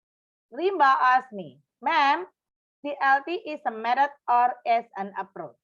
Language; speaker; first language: English; non-native, fluent; Indonesian